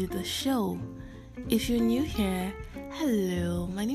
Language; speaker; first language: English; non-native, local second language; Yoruba